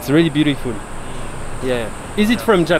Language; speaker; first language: English; non-native, learner; French